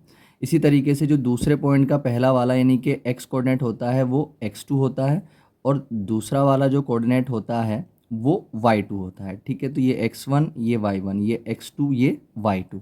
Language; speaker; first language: Hindi; native; Hindi